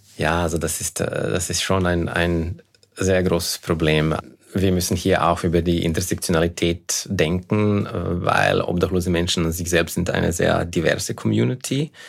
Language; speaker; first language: German; non-native, fluent; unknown